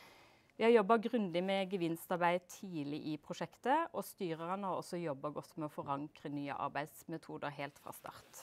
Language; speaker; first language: Norwegian; native; Norwegian